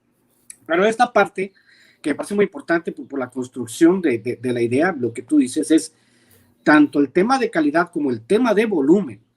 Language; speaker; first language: Spanish; native; Spanish